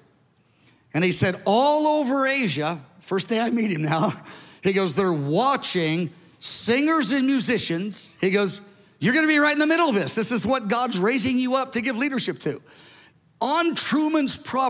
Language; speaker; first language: English; native; English